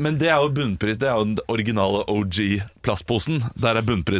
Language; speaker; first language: Norwegian; native; Norwegian